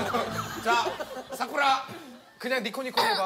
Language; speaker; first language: Korean; native; Korean